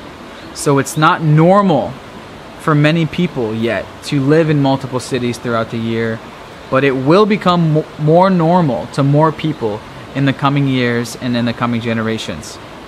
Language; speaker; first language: English; native; English